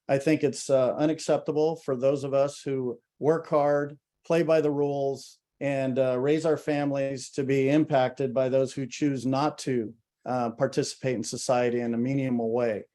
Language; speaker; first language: English; native; English